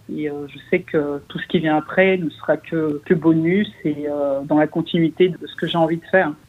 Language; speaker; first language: French; native; French